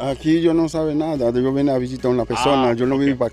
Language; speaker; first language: Spanish; non-native, learner; Haitian Creole